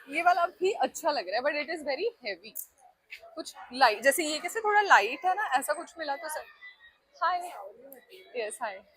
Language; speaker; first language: Hindi; non-native, local second language; Marathi